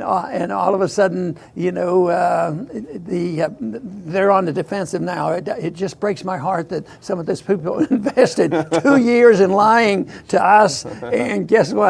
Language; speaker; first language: English; native; English